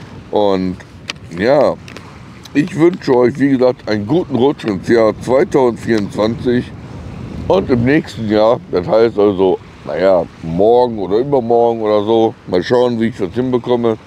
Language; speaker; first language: German; native; German